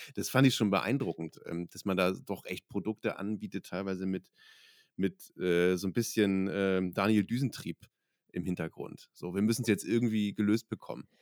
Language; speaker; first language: German; native; German